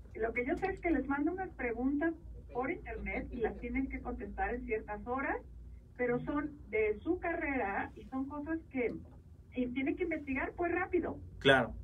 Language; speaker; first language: Spanish; native; Spanish